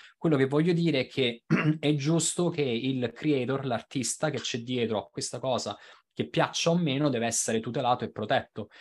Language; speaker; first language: Italian; native; Italian